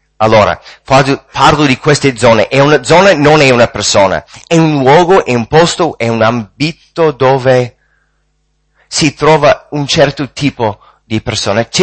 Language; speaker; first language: Italian; non-native, fluent; English